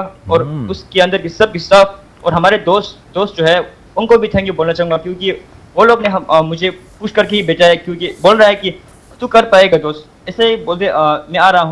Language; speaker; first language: Hindi; non-native, local second language; Tibetan